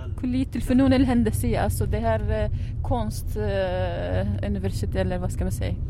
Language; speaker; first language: Swedish; non-native, fluent; Arabic